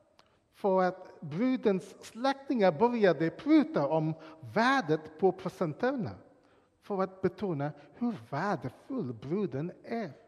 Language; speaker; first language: Swedish; non-native, fluent; English